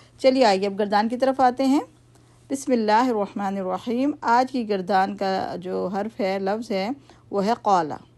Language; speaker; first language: Urdu; native; Urdu